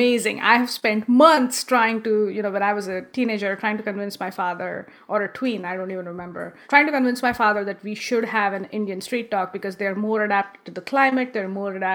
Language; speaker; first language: English; non-native, local second language; Marathi